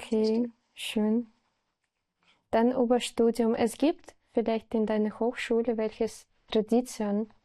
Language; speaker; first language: German; non-native, learner; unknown